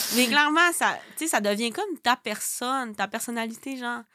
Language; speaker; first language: French; native; French